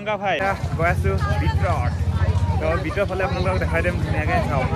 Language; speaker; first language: Hindi; non-native, local second language; Assamese